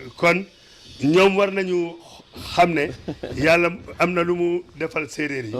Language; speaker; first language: Wolof; non-native, local second language; Serer